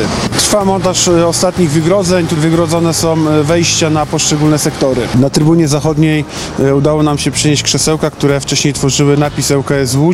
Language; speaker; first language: Polish; native; Polish